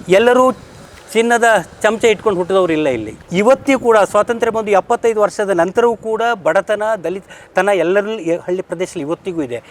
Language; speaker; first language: Kannada; native; Kannada